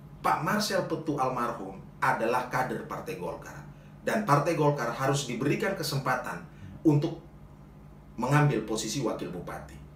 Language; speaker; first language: Indonesian; native; Indonesian